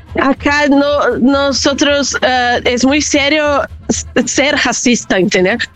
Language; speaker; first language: Spanish; non-native, learner; Portuguese